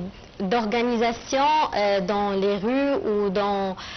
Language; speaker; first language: French; non-native, fluent; Arabic